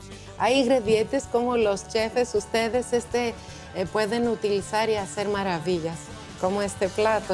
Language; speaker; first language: Spanish; non-native, fluent; Greek